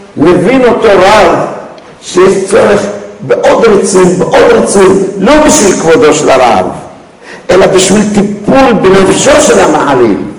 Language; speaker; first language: Hebrew; early bilingual, other home language; Arabic